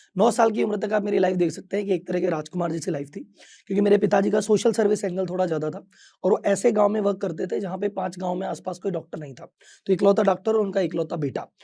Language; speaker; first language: Hindi; native; Hindi